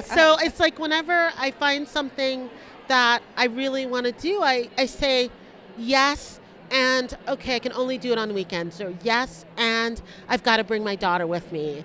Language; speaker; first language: English; early bilingual, other home language; Spanish